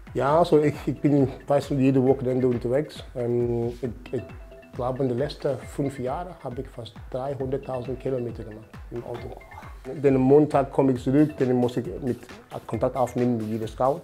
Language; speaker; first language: German; non-native, fluent; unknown